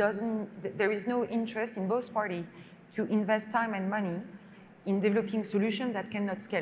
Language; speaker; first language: English; non-native, fluent; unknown